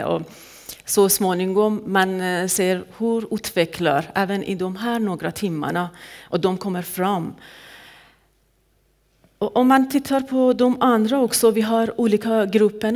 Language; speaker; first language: Swedish; non-native, fluent; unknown